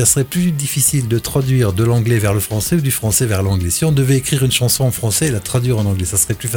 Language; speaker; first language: French; native; French